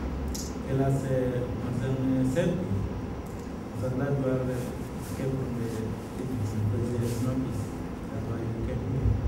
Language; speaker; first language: English; non-native, learner; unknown